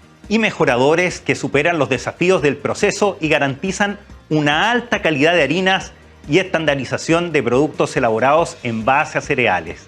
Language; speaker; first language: Spanish; native; Spanish